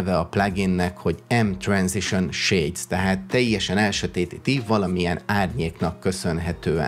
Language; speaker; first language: Hungarian; native; Hungarian